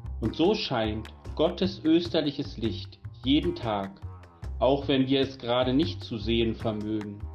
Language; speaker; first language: German; native; German